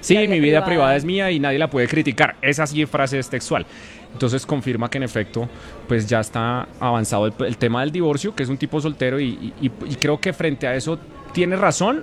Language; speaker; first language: Spanish; native; Spanish